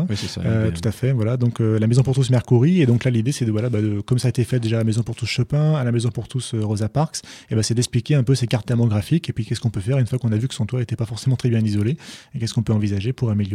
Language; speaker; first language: French; native; French